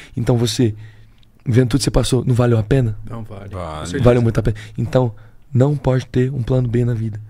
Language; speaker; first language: Portuguese; native; Portuguese